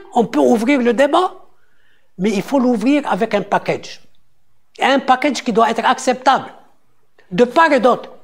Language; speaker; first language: French; non-native, local second language; Arabic